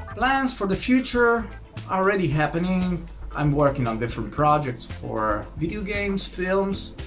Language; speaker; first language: English; non-native, fluent; Italian